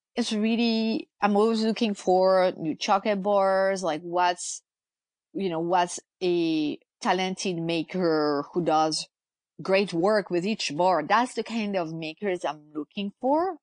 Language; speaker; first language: English; non-native, fluent; French